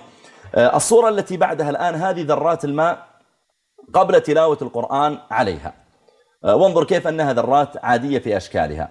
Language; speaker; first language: Arabic; native; Arabic